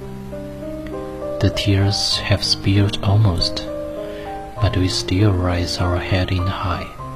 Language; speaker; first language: English; non-native, learner; Chinese